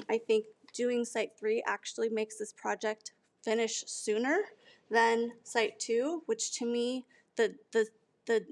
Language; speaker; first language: English; native; English